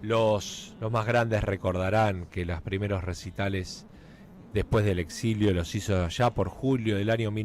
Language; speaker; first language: Spanish; native; Spanish